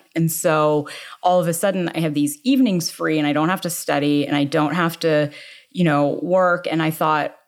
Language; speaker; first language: English; native; English